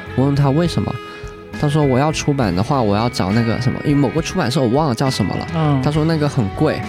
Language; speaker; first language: Chinese; non-native, local second language; Cantonese